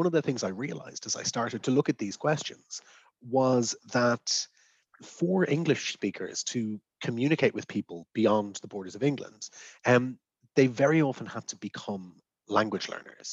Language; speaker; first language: English; native; English